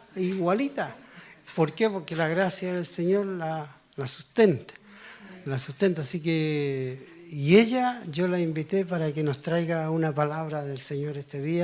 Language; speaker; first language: Spanish; native; Spanish